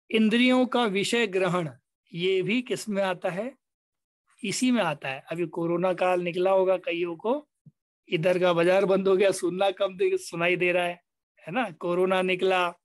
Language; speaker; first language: Hindi; native; Hindi